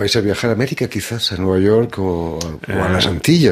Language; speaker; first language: Spanish; native; Spanish